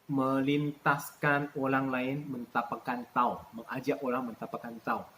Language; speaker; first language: Malay; non-native, local second language; Chinese